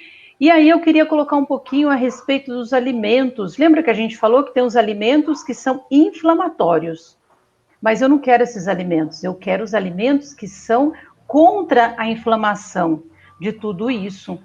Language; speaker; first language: Portuguese; native; Portuguese